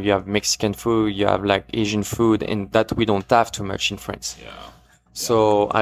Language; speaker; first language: English; non-native, fluent; French